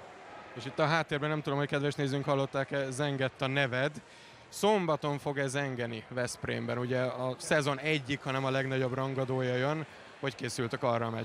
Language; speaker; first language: Hungarian; native; Hungarian